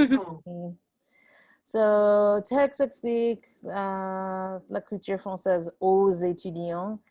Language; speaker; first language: French; non-native, fluent; English